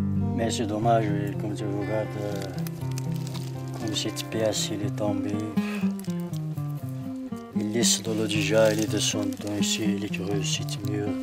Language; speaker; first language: French; non-native, learner; Berber languages